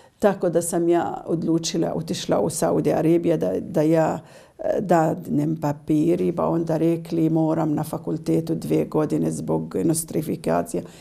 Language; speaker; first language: Serbian; non-native, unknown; Arabic